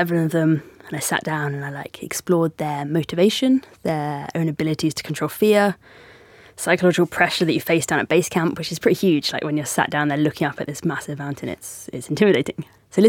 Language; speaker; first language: English; native; English